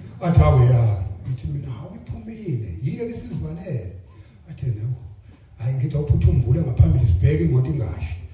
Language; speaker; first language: Zulu; native; Zulu